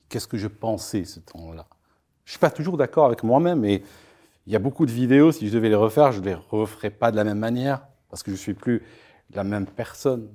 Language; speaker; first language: French; non-native, local second language; Arabic